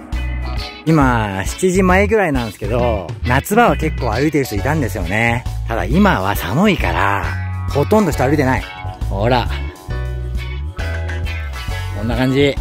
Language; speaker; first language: Japanese; native; Japanese